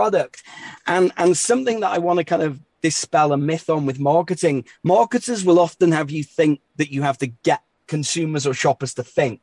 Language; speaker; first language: English; native; English